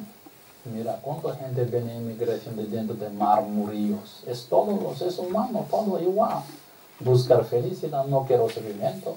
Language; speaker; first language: Spanish; non-native, learner; Tibetan